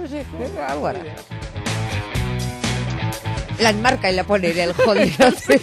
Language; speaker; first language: Spanish; native; Spanish